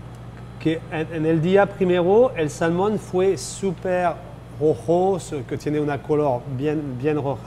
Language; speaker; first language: Spanish; non-native, fluent; French